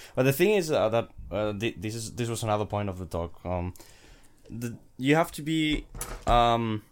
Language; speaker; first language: English; non-native, fluent; Spanish